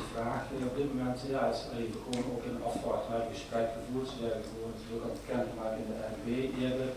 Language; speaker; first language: Dutch; native; Dutch